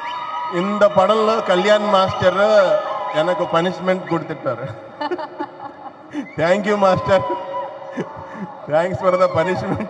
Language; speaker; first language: Tamil; non-native, learner; Telugu